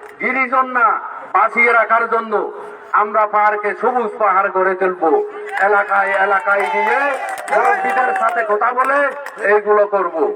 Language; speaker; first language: Bangla; non-native, local second language; Chakma